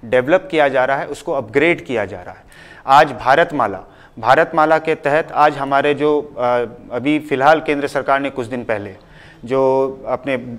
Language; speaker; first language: Hindi; native; Hindi